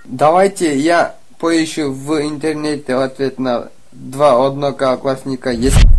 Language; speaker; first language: Russian; non-native, local second language; Kyrgyz